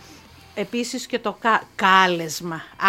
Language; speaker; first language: Greek; native; Greek